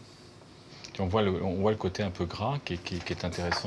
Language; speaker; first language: French; native; French